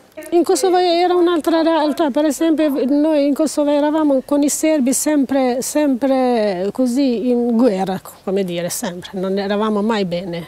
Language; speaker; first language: Italian; non-native, fluent; Albanian